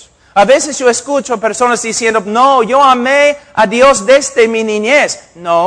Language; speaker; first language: Spanish; non-native, fluent; English